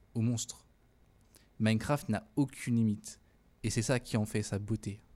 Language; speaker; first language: French; native; French